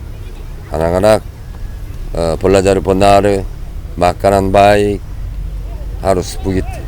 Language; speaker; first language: Indonesian; non-native, learner; Korean